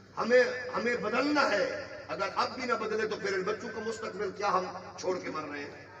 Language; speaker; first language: Urdu; non-native, local second language; Punjabi